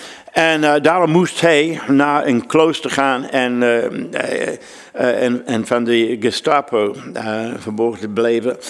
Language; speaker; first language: Dutch; non-native, fluent; English